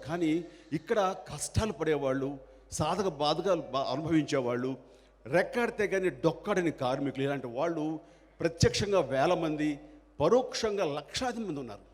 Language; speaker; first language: Telugu; native; Telugu